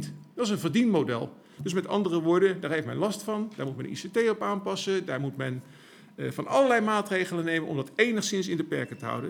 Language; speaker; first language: Dutch; native; Dutch